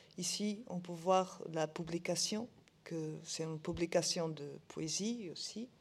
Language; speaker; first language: French; non-native, learner; Portuguese